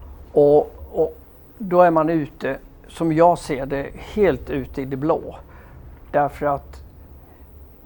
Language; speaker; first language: Swedish; native; Swedish